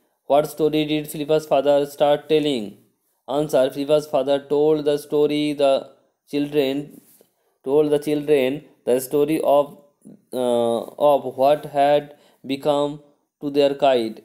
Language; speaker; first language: English; non-native, local second language; Bangla